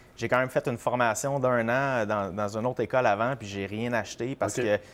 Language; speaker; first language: French; native; French